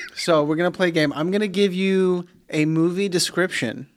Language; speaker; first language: English; early bilingual, other home language; Plautdietsch